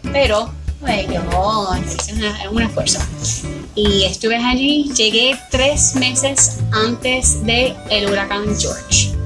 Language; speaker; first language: Spanish; non-native, fluent; English